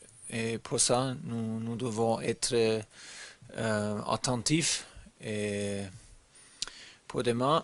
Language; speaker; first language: French; non-native, learner; German